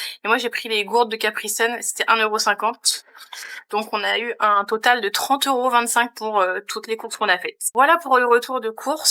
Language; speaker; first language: French; native; French